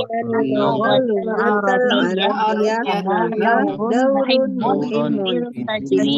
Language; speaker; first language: Arabic; non-native, learner; Indonesian